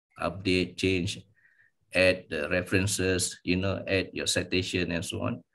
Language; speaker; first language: English; non-native, local second language; Malay